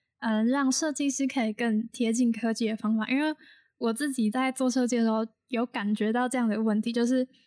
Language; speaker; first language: Chinese; native; Chinese